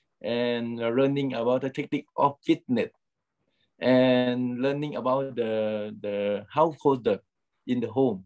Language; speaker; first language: English; non-native, learner; Thai